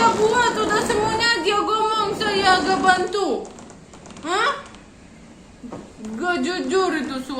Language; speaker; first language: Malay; non-native, learner; Russian